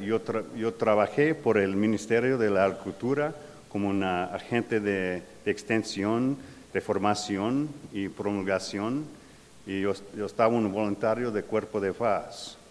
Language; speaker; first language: Spanish; non-native, learner; English